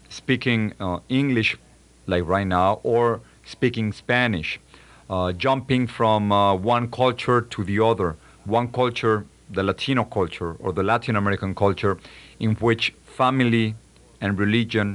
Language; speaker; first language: English; non-native, fluent; Spanish